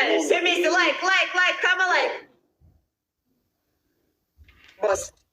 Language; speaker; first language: Russian; non-native, learner; Uzbek